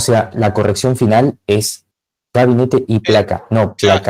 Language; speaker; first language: Spanish; native; Spanish